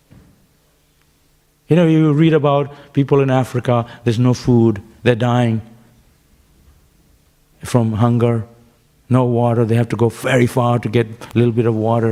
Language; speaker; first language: English; non-native, local second language; Bangla